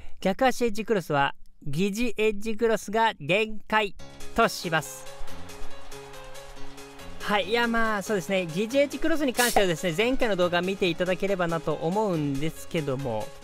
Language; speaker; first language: Japanese; native; Japanese